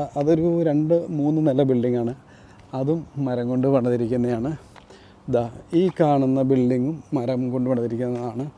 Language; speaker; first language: Malayalam; native; Malayalam